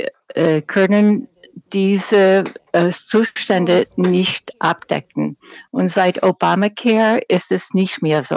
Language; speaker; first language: German; non-native, fluent; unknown